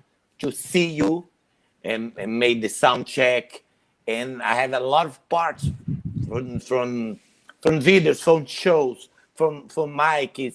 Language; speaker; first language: English; non-native, learner; Portuguese